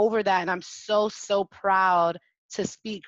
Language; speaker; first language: English; early bilingual, other home language; French